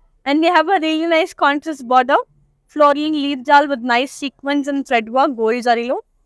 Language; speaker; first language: English; non-native, local second language; Telugu